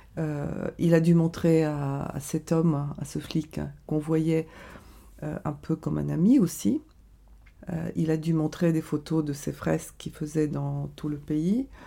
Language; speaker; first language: French; non-native, fluent; Bulgarian